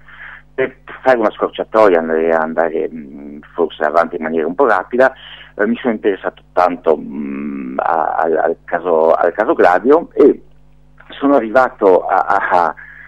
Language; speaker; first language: Italian; non-native, fluent; French